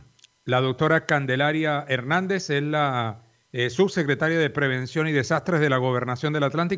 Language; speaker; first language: Spanish; native; Spanish